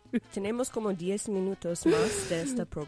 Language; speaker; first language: Spanish; non-native, fluent; English